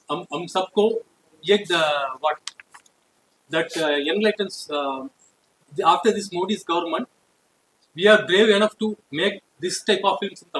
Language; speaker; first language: Hindi; non-native, learner; Tamil